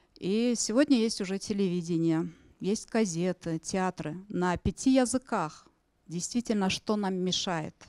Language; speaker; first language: Russian; non-native, local second language; Karachay-Balkar